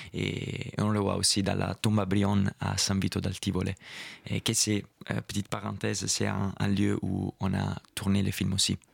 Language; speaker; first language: French; non-native, fluent; Italian